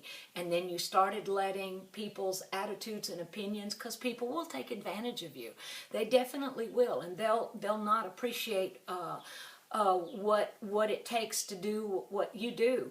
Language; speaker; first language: English; native; English